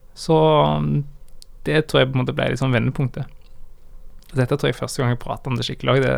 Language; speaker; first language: Norwegian; native; Norwegian